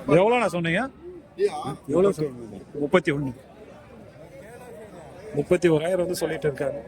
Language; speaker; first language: Tamil; native; Tamil